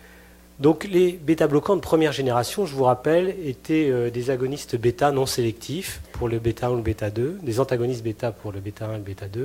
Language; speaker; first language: French; native; French